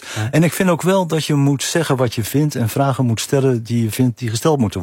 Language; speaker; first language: Dutch; native; Dutch